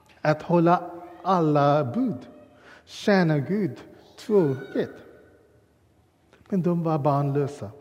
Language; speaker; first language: Swedish; non-native, learner; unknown